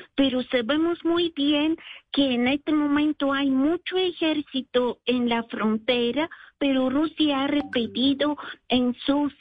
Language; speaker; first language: Spanish; non-native, fluent; Bulgarian